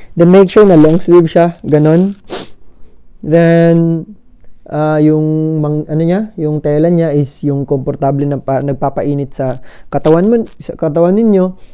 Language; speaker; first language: Filipino; native; Filipino